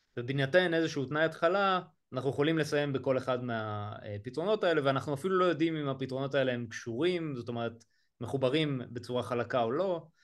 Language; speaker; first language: Hebrew; native; Hebrew